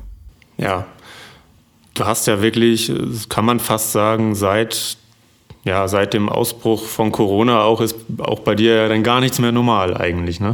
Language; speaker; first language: German; native; German